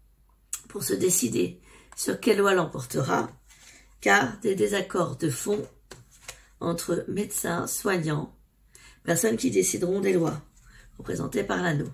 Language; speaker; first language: French; native; French